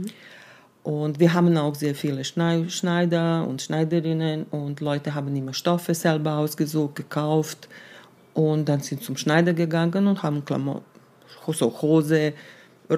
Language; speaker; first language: German; non-native, fluent; Serbian